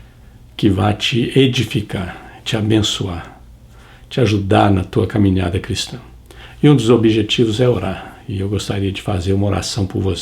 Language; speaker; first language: Portuguese; native; Portuguese